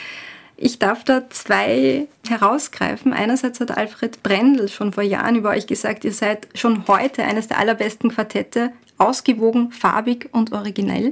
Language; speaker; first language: German; native; German